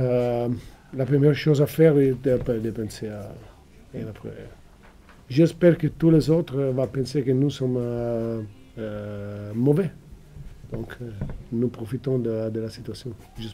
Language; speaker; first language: French; non-native, fluent; Italian